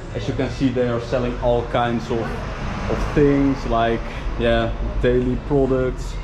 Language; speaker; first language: English; non-native, fluent; Dutch